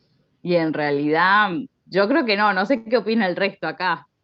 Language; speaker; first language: Spanish; native; Spanish